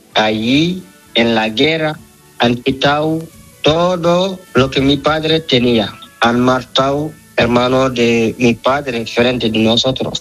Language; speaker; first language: Spanish; non-native, learner; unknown